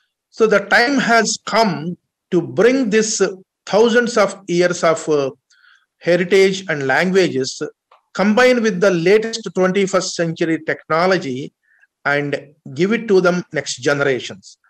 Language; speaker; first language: English; non-native, local second language; Telugu